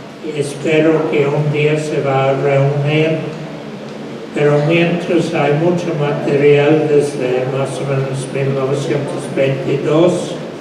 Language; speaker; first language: Spanish; non-native, fluent; English